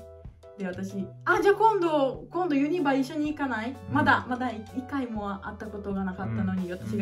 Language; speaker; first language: Japanese; non-native, learner; Portuguese